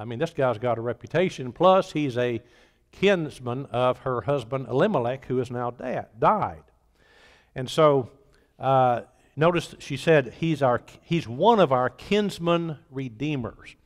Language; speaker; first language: English; native; English